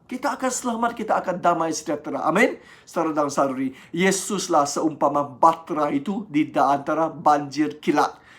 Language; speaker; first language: Malay; non-native, local second language; Chinese